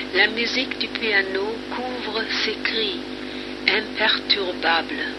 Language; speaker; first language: French; non-native, fluent; German